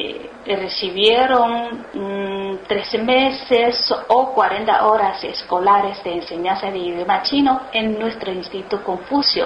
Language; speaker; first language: Spanish; non-native, learner; Chinese